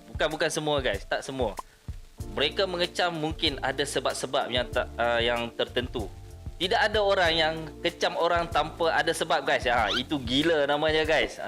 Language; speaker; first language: Malay; native; Malay